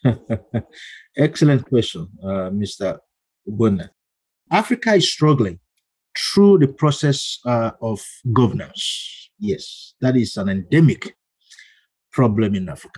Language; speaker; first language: English; non-native, local second language; Yoruba